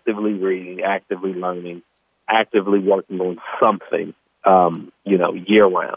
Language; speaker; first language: English; native; English